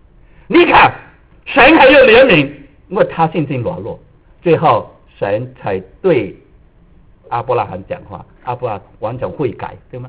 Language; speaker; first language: Chinese; native; Chinese